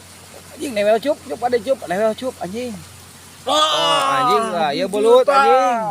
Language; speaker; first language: Indonesian; non-native, local second language; Sundanese